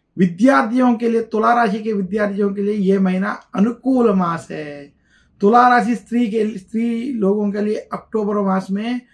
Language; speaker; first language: Hindi; non-native, local second language; Telugu